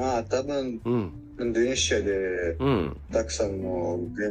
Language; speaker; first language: Japanese; non-native, learner; Arabic